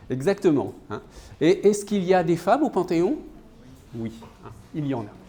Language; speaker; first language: French; native; French